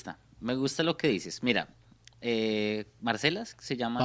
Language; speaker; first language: Spanish; native; Spanish